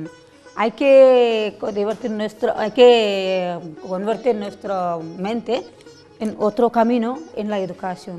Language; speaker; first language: Spanish; non-native, learner; Telugu